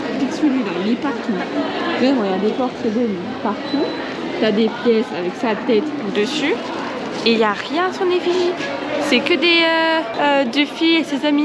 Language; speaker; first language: French; native; French